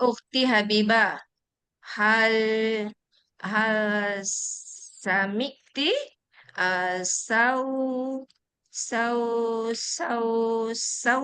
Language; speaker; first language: Arabic; non-native, learner; Malay